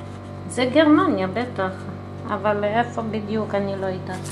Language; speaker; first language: Hebrew; early bilingual, other home language; German